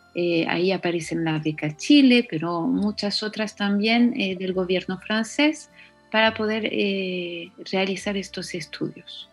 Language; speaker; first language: Spanish; non-native, fluent; French